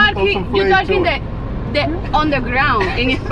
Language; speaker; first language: English; non-native, learner; Spanish